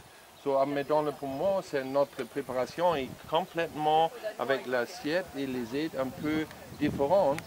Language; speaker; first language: French; non-native, learner; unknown